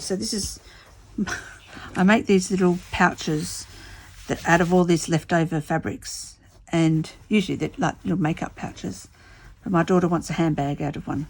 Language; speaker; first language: English; native; English